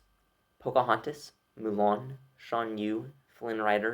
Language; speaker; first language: English; native; English